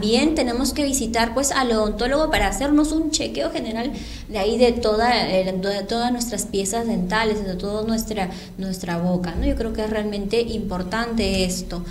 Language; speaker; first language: Spanish; native; Spanish